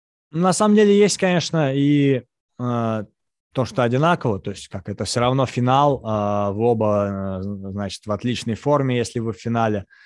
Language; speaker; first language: Russian; native; Russian